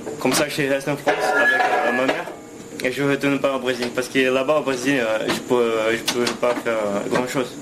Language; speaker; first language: French; non-native, fluent; Portuguese